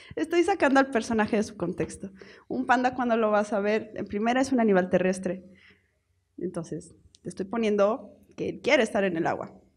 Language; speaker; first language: Spanish; native; Spanish